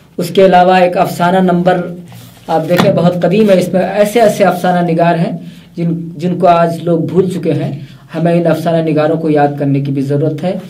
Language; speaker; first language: Urdu; native; Urdu